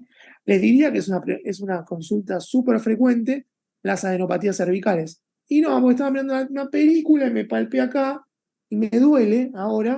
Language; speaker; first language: Spanish; native; Spanish